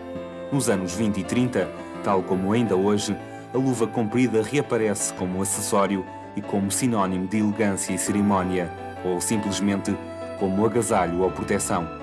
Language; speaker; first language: Portuguese; native; Portuguese